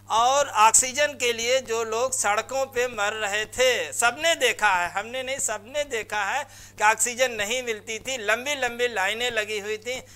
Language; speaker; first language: Hindi; native; Hindi